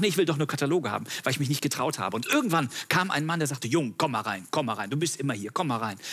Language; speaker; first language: German; native; German